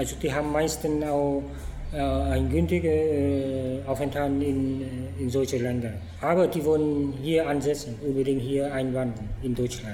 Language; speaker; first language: German; non-native, fluent; Vietnamese